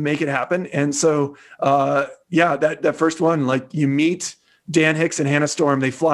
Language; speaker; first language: English; native; English